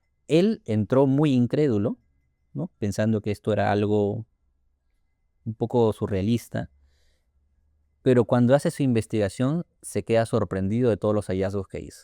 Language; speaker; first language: Spanish; native; Spanish